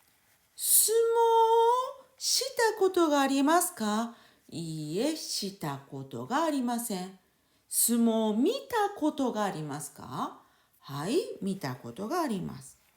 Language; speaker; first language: Japanese; non-native, fluent; French